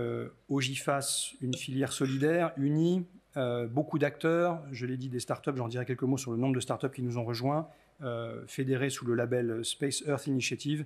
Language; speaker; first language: French; native; French